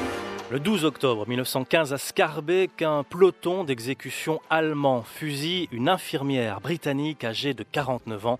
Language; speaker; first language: French; native; French